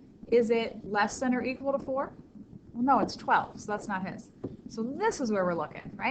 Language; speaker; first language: English; native; English